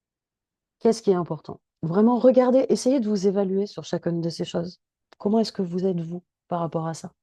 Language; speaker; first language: French; native; French